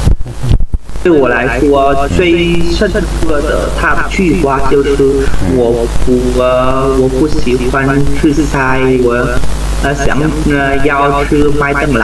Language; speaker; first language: Chinese; non-native, learner; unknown